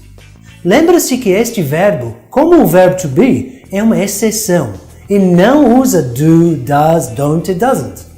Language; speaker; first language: Portuguese; non-native, fluent; English